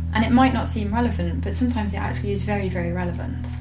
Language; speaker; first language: English; native; English